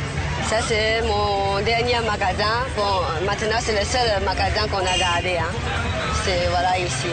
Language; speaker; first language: French; non-native, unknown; Chinese